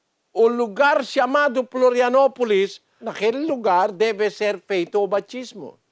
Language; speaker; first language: Portuguese; non-native, learner; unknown